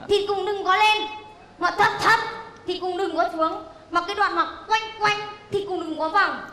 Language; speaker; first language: Vietnamese; non-native, local second language; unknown